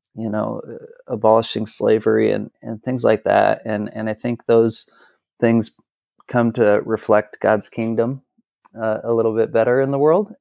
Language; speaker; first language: English; native; English